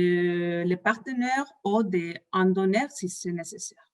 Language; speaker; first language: French; non-native, fluent; Spanish